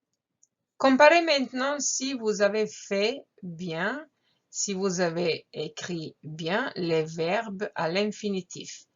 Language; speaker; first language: French; non-native, fluent; Croatian